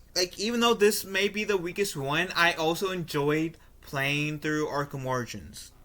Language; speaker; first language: English; native; English